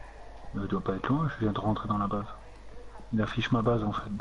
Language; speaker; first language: French; native; French